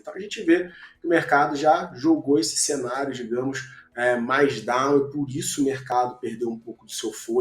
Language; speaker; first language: Portuguese; native; Portuguese